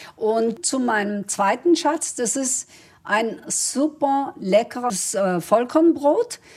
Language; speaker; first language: German; early bilingual, other home language; Kurdish